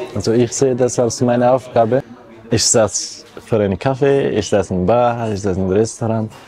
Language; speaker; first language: German; non-native, fluent; Persian